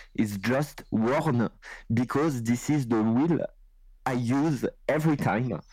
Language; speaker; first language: English; non-native, learner; French